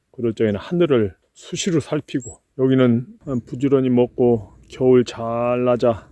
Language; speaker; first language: Korean; native; Korean